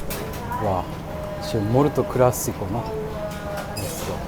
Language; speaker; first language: Italian; non-native, learner; Japanese